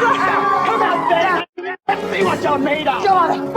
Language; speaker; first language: English; native; English